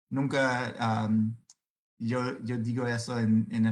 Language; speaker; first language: Spanish; non-native, fluent; English